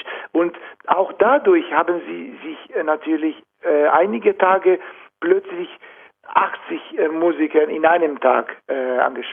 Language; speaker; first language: German; non-native, fluent; Italian